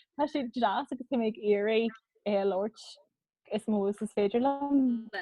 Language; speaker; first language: Irish; non-native, local second language; English